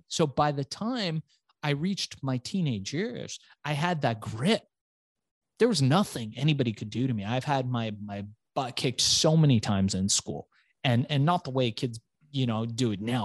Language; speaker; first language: English; early bilingual, other home language; Persian